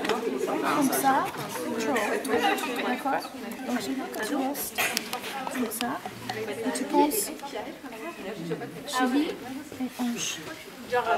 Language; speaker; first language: French; non-native, fluent; English